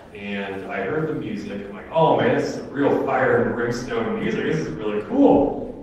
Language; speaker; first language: English; native; English